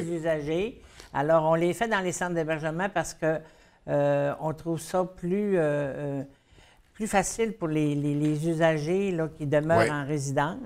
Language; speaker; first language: French; native; French